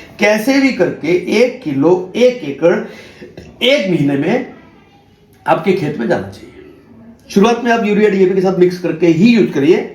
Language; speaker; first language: Hindi; non-native, local second language; Marathi